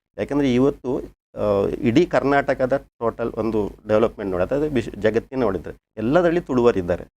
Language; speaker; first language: Kannada; non-native, local second language; Tulu